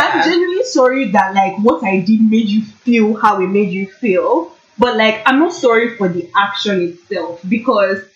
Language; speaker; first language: English; non-native, local second language; Yoruba